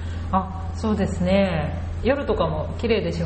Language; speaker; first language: Japanese; native; Japanese